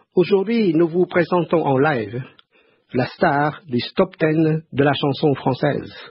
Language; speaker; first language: French; non-native, fluent; Khmer